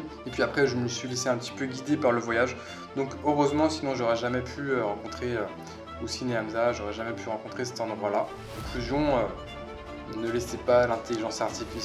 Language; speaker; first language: French; native; French